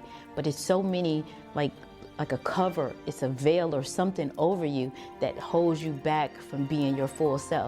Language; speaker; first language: English; native; English